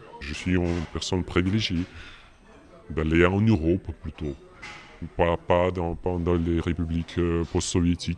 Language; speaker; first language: French; non-native, fluent; Russian